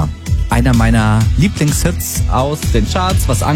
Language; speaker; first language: German; native; German